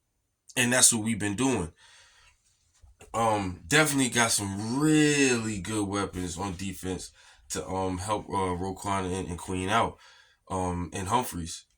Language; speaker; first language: English; native; English